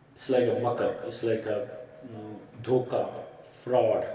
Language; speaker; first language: English; non-native, learner; Punjabi